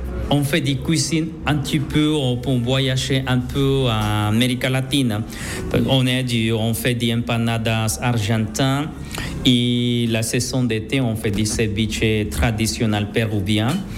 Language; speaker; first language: French; non-native, learner; Spanish